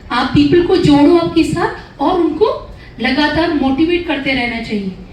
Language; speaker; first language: Hindi; non-native, local second language; Malayalam